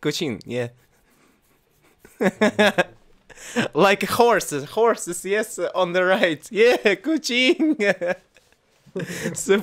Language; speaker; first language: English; non-native, learner; Russian